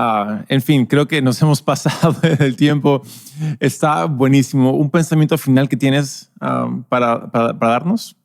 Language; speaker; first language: Spanish; non-native, local second language; English